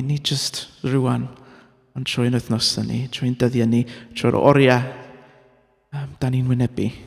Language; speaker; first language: Welsh; non-native, local second language; English